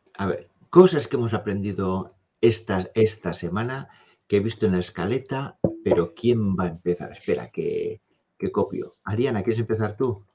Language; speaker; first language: Spanish; native; Spanish